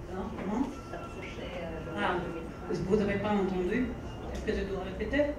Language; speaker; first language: French; non-native, fluent; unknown